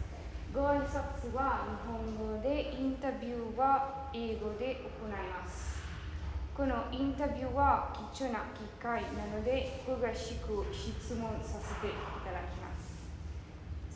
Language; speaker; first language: Japanese; non-native, learner; Italian